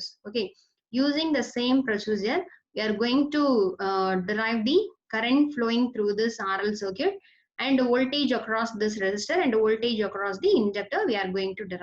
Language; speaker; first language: English; non-native, local second language; Tamil